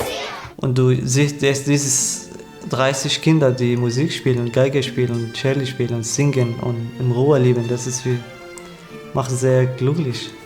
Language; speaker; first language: German; non-native, learner; Arabic